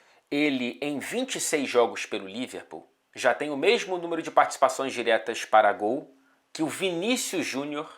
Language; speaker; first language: Portuguese; native; Portuguese